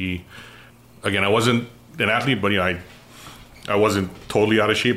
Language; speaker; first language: English; native; English